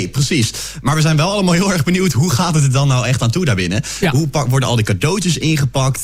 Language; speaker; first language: Dutch; native; Dutch